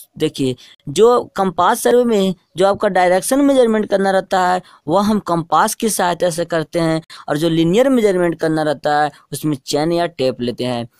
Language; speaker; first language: Hindi; native; Hindi